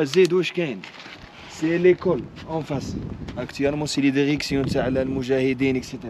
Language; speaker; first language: French; non-native, local second language; Arabic